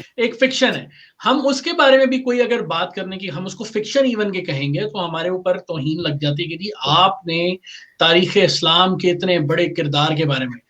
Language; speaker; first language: Urdu; native; Urdu